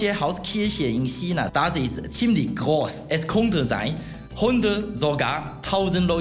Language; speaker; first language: German; non-native, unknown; Chinese